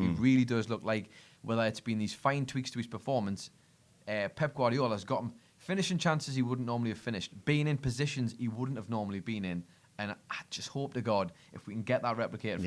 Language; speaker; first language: English; native; English